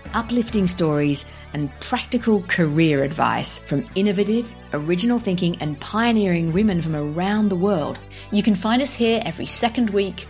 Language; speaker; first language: English; native; English